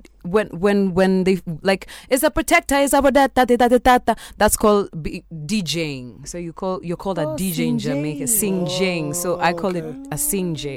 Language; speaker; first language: English; non-native, local second language; Kamba